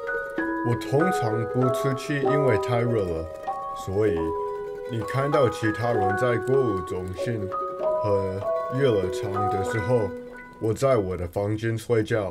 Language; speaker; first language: Chinese; non-native, learner; English